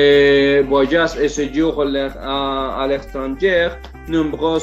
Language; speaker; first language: French; non-native, learner; Spanish